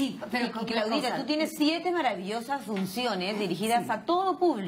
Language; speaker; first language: Spanish; native; Spanish